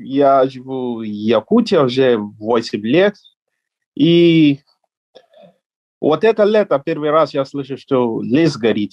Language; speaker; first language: Russian; non-native, learner; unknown